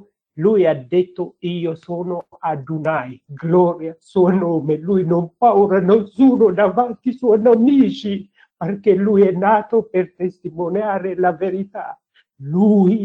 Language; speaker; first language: Italian; non-native, learner; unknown